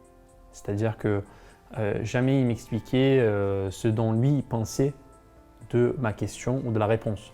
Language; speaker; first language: French; non-native, fluent; Arabic